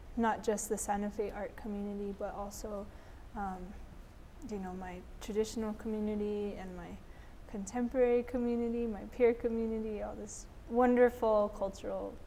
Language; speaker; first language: English; native; English